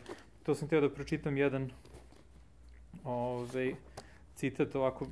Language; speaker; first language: Serbian; native; Serbian